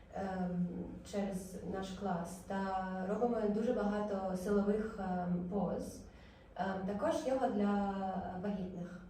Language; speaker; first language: Ukrainian; non-native, local second language; Russian